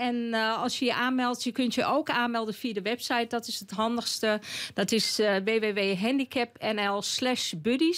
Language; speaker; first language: Dutch; native; Dutch